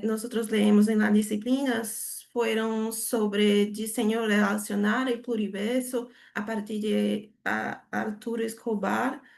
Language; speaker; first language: Spanish; non-native, learner; Portuguese